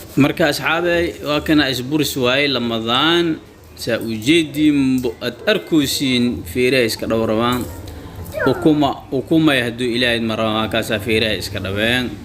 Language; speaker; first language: Somali; native; Somali